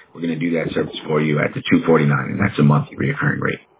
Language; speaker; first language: English; native; English